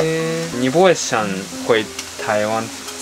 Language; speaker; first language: Chinese; early bilingual, heritage; Japanese